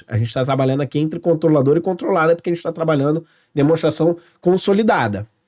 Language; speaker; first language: Portuguese; native; Portuguese